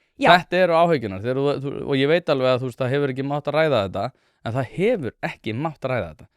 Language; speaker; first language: Icelandic; native; Icelandic